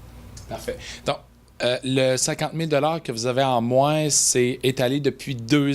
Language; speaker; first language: French; native; French